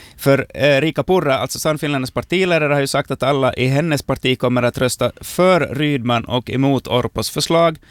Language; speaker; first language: Swedish; native; Swedish